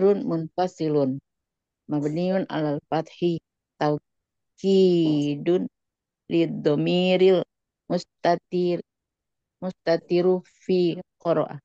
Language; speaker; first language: Arabic; non-native, learner; Indonesian